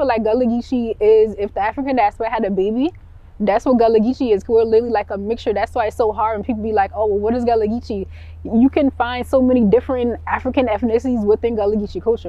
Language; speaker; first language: English; early bilingual, other home language; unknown